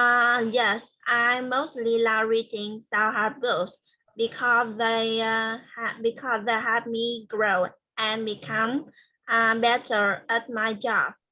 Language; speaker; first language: English; non-native, learner; Vietnamese